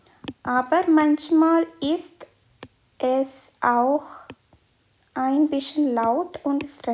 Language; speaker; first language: German; non-native, fluent; Malayalam